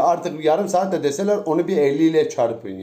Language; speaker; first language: Turkish; native; Turkish